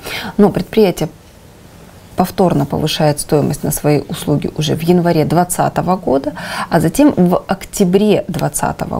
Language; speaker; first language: Russian; native; Russian